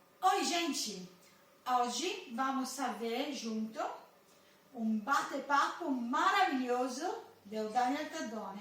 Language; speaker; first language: Portuguese; non-native, learner; Italian